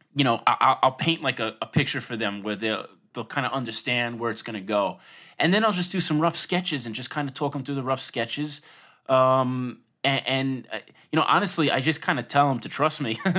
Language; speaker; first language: English; native; English